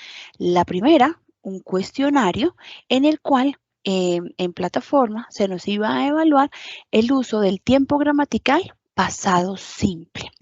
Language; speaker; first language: Spanish; native; Spanish